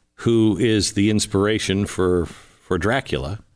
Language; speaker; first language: English; native; English